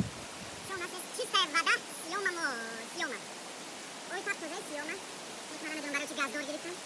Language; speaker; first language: Russian; non-native, local second language; Tajik